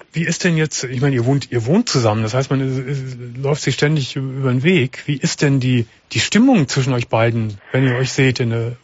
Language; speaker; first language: German; native; German